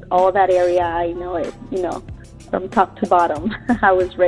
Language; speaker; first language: English; early bilingual, other home language; Spanish